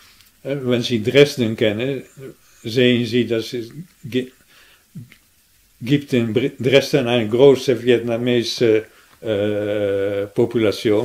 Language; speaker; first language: German; non-native, fluent; Dutch